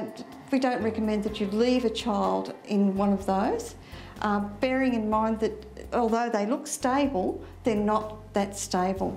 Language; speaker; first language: English; native; English